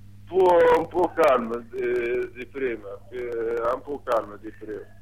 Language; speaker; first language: Italian; non-native, learner; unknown